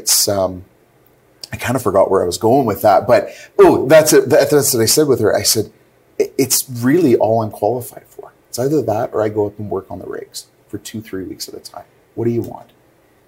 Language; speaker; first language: English; native; English